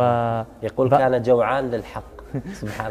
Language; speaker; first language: Arabic; native; Arabic